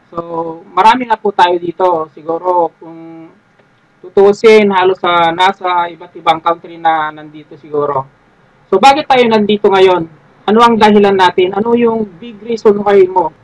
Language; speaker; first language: Filipino; non-native, local second language; Iloko